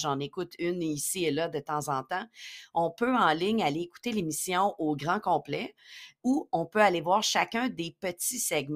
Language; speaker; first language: French; native; French